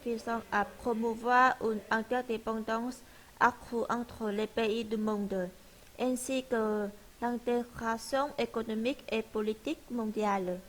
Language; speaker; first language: French; non-native, learner; Vietnamese